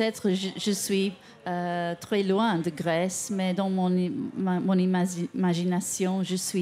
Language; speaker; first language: French; non-native, fluent; English